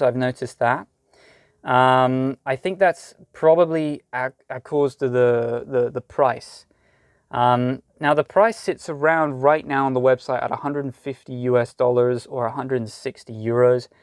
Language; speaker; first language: English; native; English